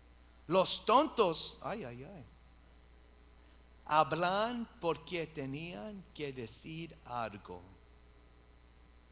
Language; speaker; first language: Spanish; early bilingual, heritage; English